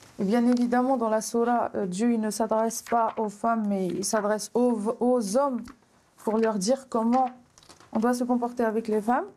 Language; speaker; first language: French; non-native, local second language; Arabic